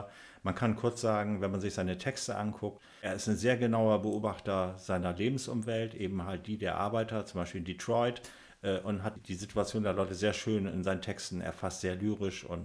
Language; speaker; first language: German; native; German